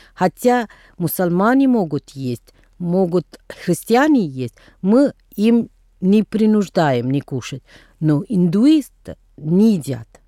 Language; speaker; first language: Russian; non-native, fluent; Tamil